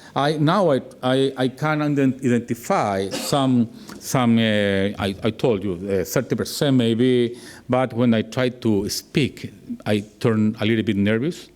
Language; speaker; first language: English; non-native, learner; Spanish